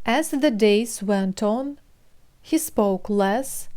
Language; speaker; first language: English; non-native, fluent; Ukrainian